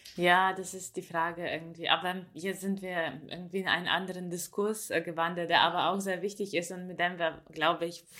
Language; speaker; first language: German; non-native, fluent; Ukrainian